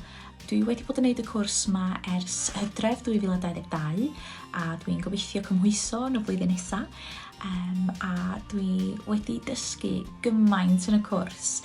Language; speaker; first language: Welsh; native; Welsh